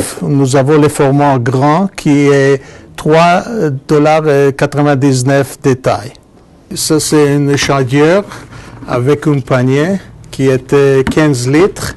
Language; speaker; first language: French; non-native, fluent; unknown